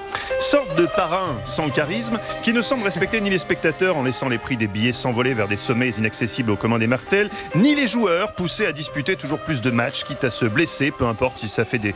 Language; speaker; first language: French; native; French